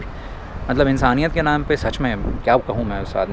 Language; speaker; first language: Hindi; native; Hindi